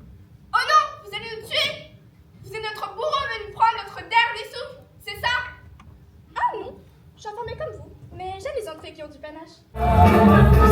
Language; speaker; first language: French; native; French